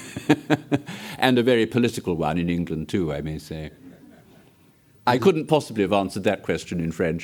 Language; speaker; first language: English; native; English